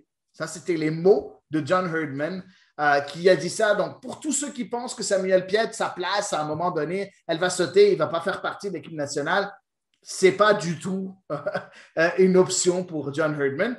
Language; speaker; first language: French; native; French